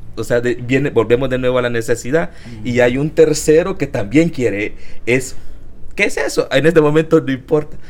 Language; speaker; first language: Spanish; native; Spanish